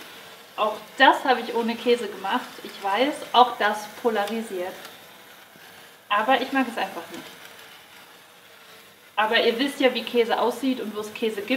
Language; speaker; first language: German; native; German